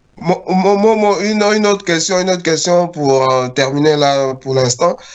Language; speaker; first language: French; native; French